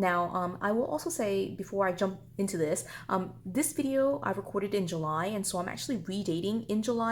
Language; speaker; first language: English; native; English